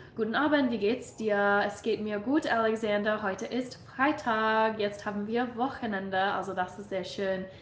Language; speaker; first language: German; non-native, learner; English